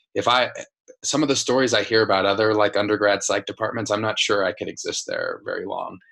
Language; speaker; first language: English; native; English